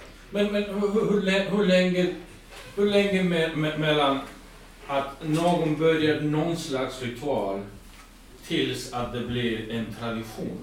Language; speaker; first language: Swedish; non-native, fluent; English